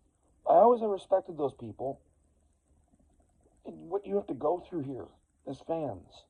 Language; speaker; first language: English; native; English